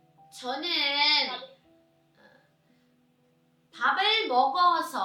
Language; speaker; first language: Korean; non-native, learner; Sinhala